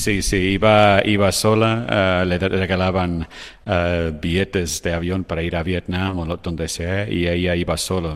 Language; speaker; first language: Spanish; non-native, fluent; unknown